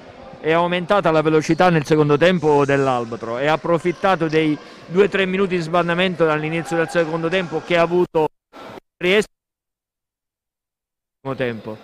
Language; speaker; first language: Italian; native; Italian